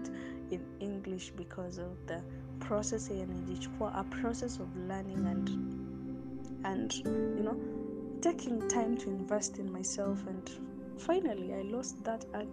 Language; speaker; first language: English; non-native, local second language; Gusii